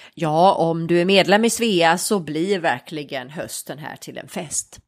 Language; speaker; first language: Swedish; native; Swedish